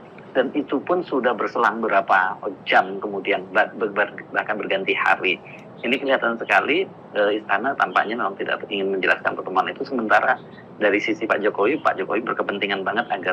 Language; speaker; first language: Indonesian; native; Indonesian